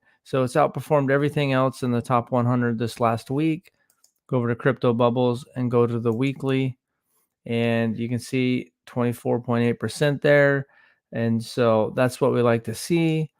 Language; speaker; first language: English; native; English